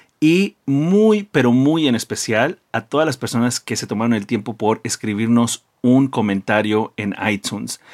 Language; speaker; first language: Spanish; early bilingual, heritage; Spanish